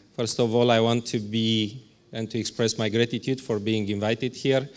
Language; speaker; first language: English; non-native, fluent; Romanian